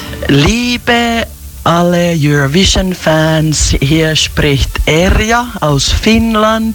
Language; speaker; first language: German; non-native, learner; Finnish